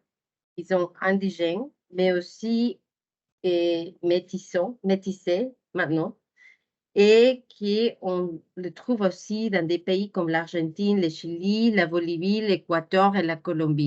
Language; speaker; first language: French; non-native, fluent; Spanish